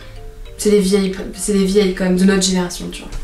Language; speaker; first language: French; native; French